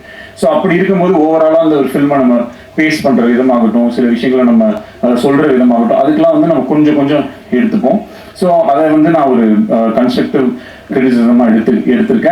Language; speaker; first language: Tamil; native; Tamil